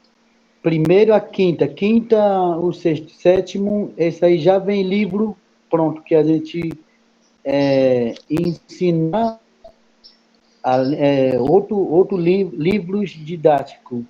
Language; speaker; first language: Portuguese; non-native, local second language; Kayapó